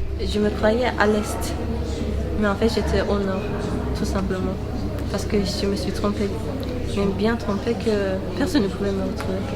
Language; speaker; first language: French; non-native, learner; Turkish